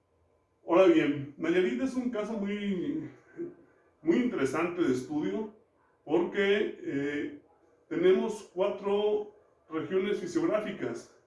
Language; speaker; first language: Spanish; native; Spanish